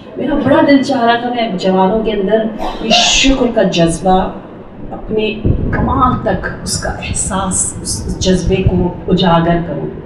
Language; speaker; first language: Urdu; early bilingual, heritage; Urdu